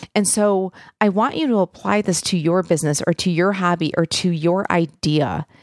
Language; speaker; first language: English; native; English